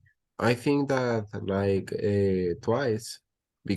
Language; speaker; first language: English; non-native, learner; Spanish